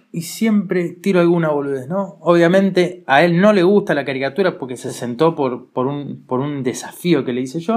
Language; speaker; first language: Spanish; native; Spanish